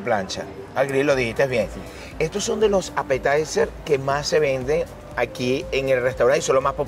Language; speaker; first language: Spanish; native; Spanish